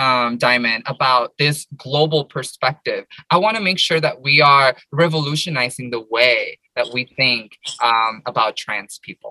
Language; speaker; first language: English; native; English